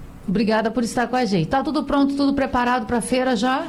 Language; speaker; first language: Portuguese; native; Portuguese